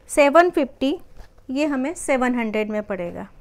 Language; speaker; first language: Hindi; non-native, local second language; Marathi